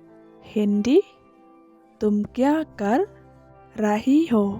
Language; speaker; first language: Hindi; non-native, learner; Khasi